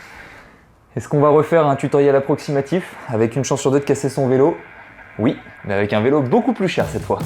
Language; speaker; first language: French; native; French